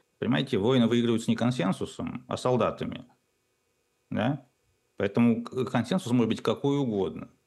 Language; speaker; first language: Russian; native; Russian